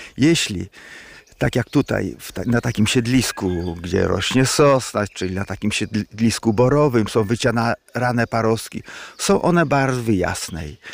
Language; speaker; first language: Polish; native; Polish